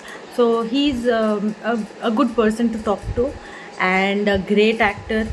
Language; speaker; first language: Telugu; non-native, fluent; Bangla